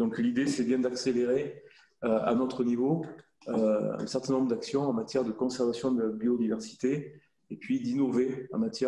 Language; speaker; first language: French; native; French